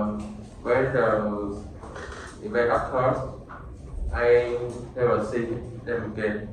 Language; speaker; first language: English; non-native, learner; Vietnamese